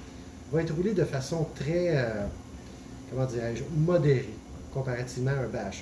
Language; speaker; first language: French; native; French